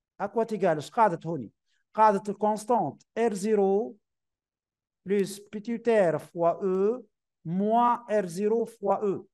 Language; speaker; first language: French; non-native, local second language; Arabic